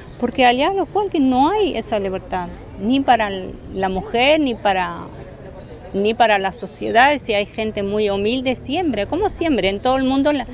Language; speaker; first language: Spanish; non-native, fluent; Arabic